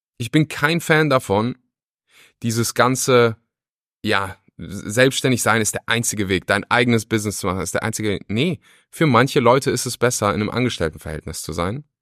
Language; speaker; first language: German; early bilingual, other home language; Russian